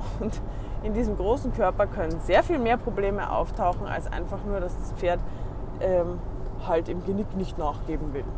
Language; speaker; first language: German; native; German